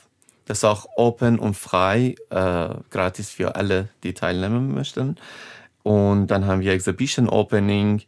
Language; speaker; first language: German; non-native, fluent; Persian